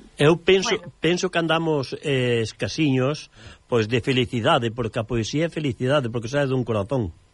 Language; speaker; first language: Galician; native; Galician